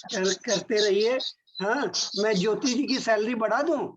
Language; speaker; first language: Hindi; native; Hindi